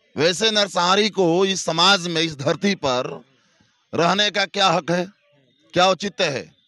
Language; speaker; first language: Hindi; native; Hindi